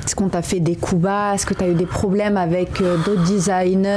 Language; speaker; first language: French; native; French